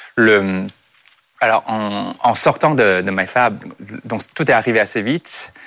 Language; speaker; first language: French; non-native, fluent; Chinese